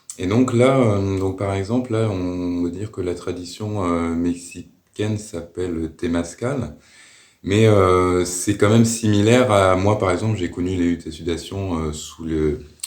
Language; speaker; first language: French; native; French